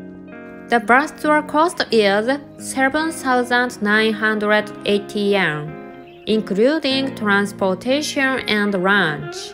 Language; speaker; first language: English; non-native, learner; Japanese